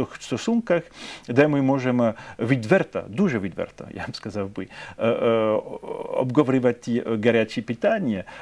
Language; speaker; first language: Ukrainian; non-native, fluent; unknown